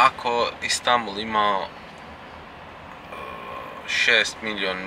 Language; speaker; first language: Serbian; non-native, learner; Turkish